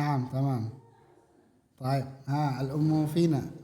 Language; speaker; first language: Arabic; non-native, fluent; Indonesian